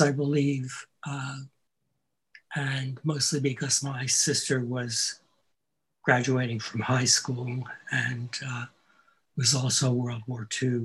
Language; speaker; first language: English; native; English